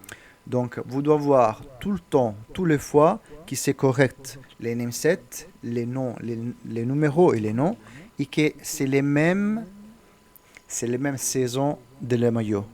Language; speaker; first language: French; non-native, learner; Italian